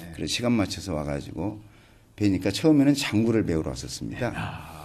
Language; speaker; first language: Korean; native; Korean